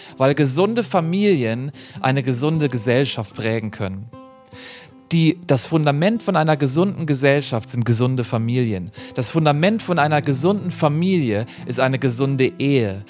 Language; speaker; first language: German; native; German